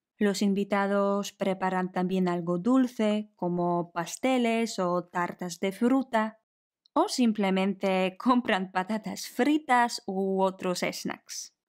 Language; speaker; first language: Spanish; non-native, fluent; Polish